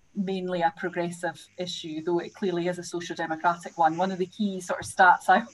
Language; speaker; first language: English; native; English